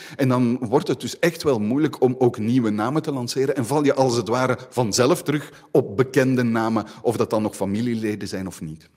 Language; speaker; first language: Dutch; native; Dutch